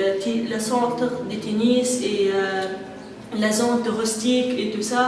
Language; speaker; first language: French; non-native, local second language; Arabic